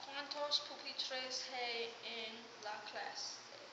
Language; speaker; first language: Spanish; non-native, learner; English